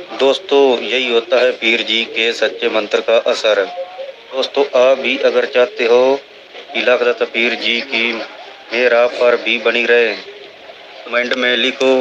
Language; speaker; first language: Hindi; non-native, local second language; Punjabi